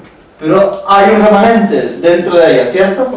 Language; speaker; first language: Spanish; native; Spanish